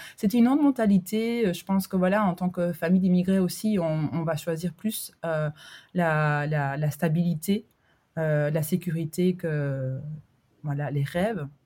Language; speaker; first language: French; early bilingual, other home language; Albanian